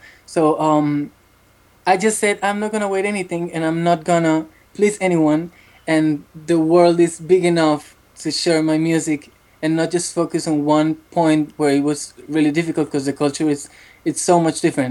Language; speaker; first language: English; non-native, fluent; Spanish